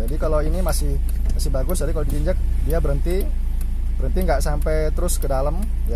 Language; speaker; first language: Indonesian; native; Indonesian